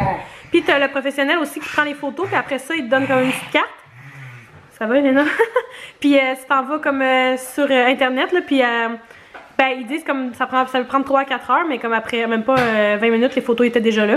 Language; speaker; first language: French; native; French